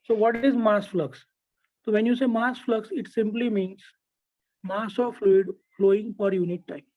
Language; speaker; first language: English; non-native, local second language; Gujarati